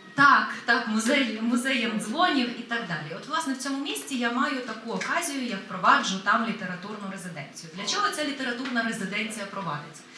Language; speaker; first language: Ukrainian; native; Ukrainian